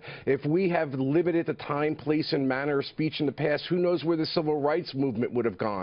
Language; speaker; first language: English; native; English